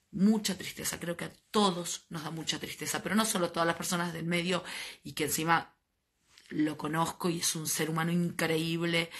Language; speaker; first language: Spanish; native; Spanish